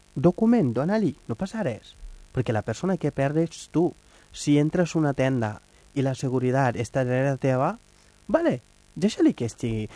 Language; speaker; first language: Catalan; non-native, fluent; Wolof